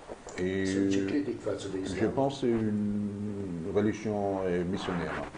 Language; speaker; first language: French; non-native, learner; German